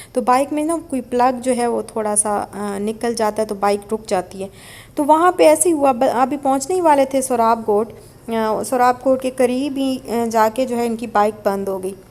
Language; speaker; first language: Urdu; native; Urdu